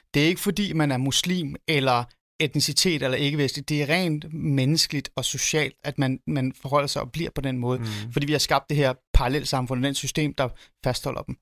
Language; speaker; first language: Danish; early bilingual, other home language; Arabic